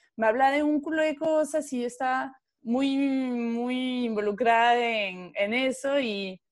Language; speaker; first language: Spanish; non-native, fluent; French